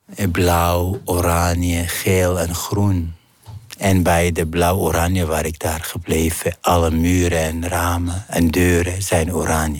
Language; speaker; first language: Dutch; non-native, fluent; Arabic